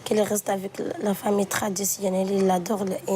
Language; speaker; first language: French; non-native, learner; Arabic